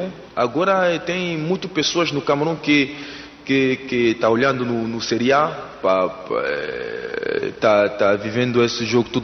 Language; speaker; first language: Portuguese; non-native, learner; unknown